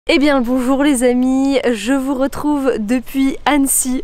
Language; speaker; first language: French; native; French